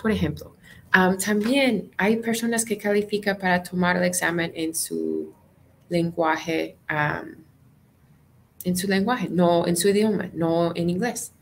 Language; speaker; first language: Spanish; non-native, fluent; English